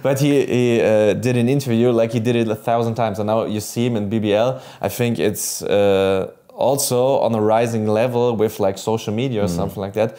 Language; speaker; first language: English; non-native, fluent; German